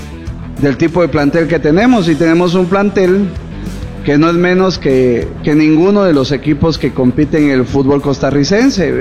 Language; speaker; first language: Spanish; native; Spanish